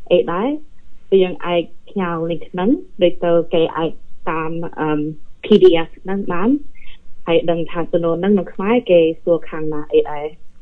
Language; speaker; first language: Khmer; early bilingual, heritage; Khmer